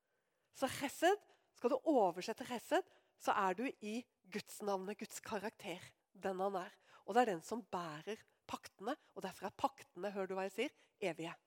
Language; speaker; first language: Norwegian; native; Norwegian